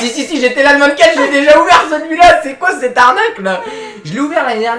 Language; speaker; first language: French; native; French